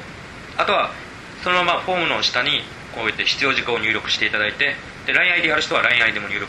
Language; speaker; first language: Japanese; native; Japanese